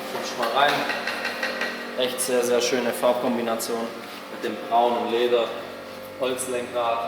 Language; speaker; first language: German; native; German